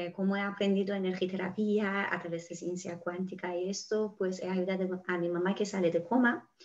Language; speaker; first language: Spanish; non-native, fluent; Persian